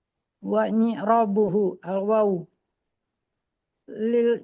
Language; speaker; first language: Arabic; non-native, learner; Indonesian